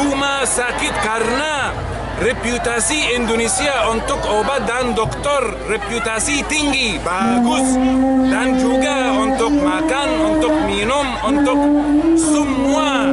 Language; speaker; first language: Indonesian; non-native, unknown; Arabic